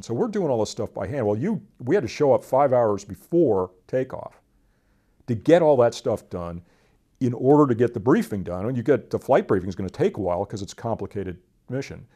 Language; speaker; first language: English; native; English